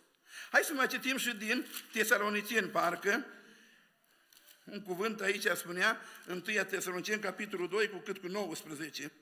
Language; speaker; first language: Romanian; native; Romanian